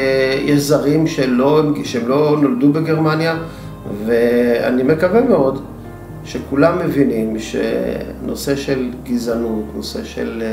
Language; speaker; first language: Hebrew; native; Hebrew